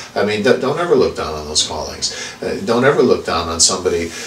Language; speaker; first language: English; native; English